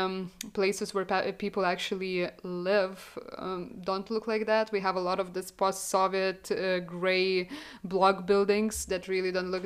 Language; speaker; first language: English; non-native, fluent; Lithuanian